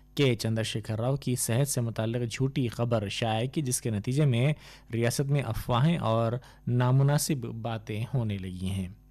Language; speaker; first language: Urdu; native; Urdu